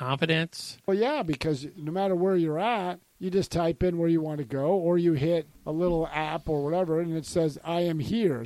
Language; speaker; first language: English; native; English